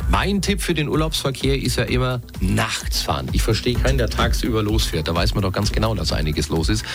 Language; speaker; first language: German; native; German